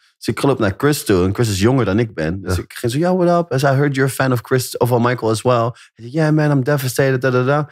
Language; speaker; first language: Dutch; native; Dutch